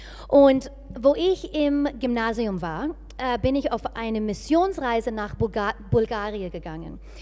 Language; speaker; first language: German; non-native, fluent; English